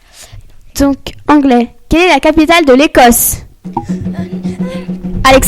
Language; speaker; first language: French; native; French